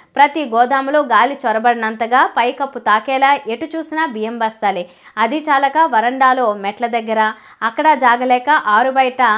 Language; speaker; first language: Telugu; native; Telugu